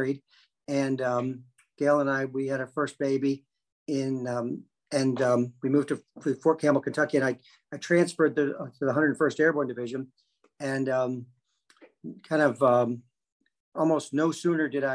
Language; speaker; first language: English; native; English